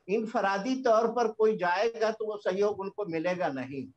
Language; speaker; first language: Hindi; native; Hindi